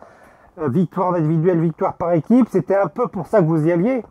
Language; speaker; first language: French; native; French